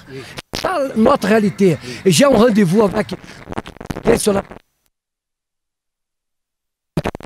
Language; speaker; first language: French; non-native, learner; Portuguese